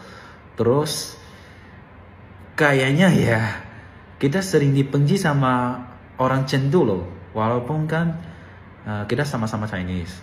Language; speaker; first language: Indonesian; non-native, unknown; Chinese